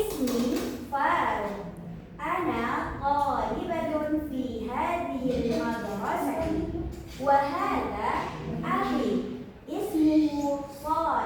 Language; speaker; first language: Arabic; non-native, learner; Indonesian